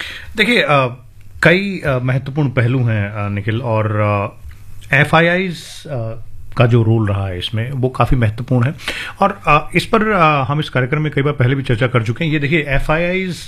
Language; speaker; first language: Hindi; native; Hindi